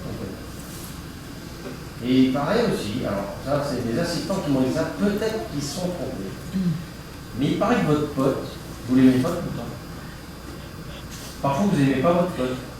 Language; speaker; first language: French; native; French